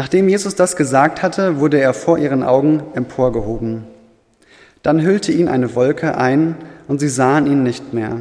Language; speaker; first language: German; native; German